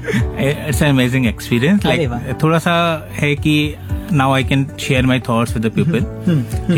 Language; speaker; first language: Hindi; native; Hindi